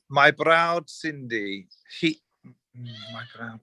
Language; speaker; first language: Welsh; non-native, learner; English